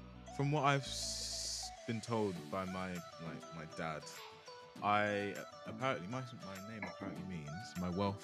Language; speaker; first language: English; non-native, local second language; Yoruba